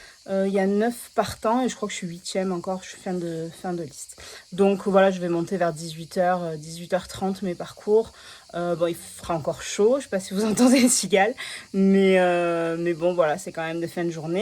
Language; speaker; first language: French; native; French